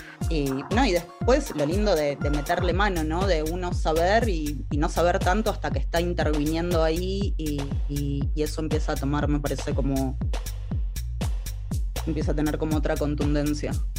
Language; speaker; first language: Spanish; native; Spanish